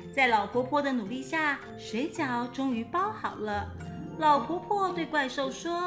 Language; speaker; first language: Chinese; native; Chinese